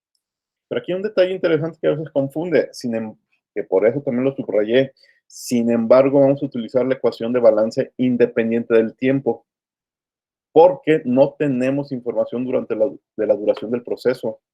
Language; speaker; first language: Spanish; native; Spanish